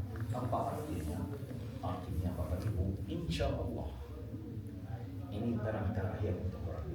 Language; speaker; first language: Indonesian; non-native, fluent; Arabic